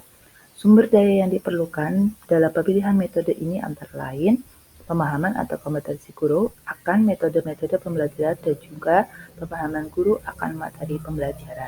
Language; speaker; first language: Indonesian; native; Indonesian